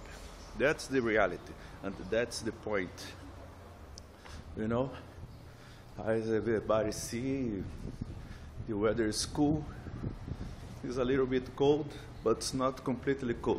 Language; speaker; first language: English; non-native, learner; Portuguese